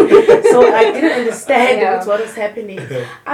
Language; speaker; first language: English; non-native, local second language; Zulu